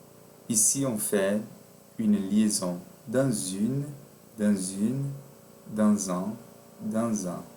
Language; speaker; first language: French; non-native, fluent; Portuguese